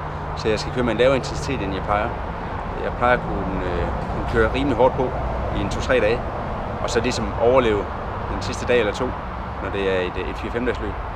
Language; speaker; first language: Danish; native; Danish